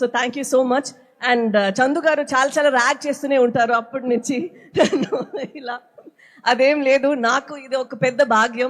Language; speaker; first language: Telugu; non-native, local second language; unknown